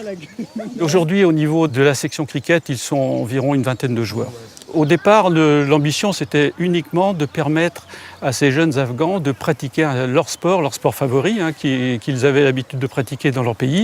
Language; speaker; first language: French; native; French